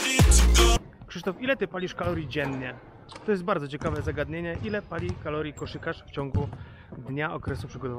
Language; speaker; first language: Polish; native; Polish